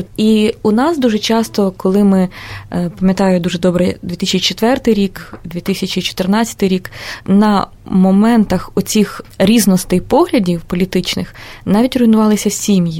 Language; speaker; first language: Ukrainian; native; Ukrainian